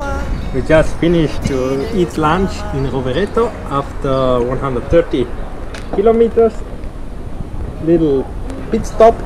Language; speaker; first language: English; non-native, fluent; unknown